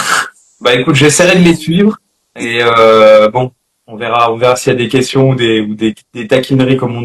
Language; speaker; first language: French; native; French